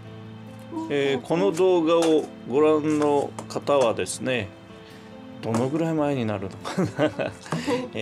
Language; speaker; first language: Japanese; native; Japanese